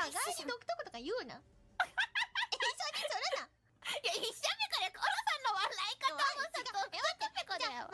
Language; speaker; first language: Japanese; native; Japanese